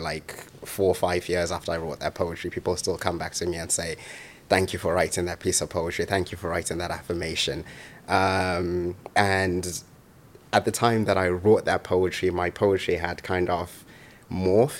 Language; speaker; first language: English; non-native, local second language; Shona